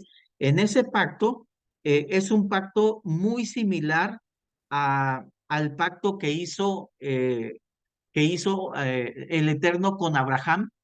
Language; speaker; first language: Spanish; native; Spanish